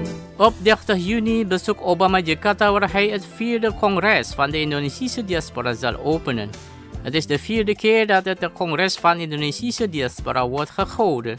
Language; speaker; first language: Dutch; non-native, learner; Indonesian